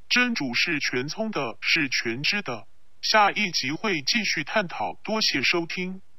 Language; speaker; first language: Chinese; non-native, local second language; Cantonese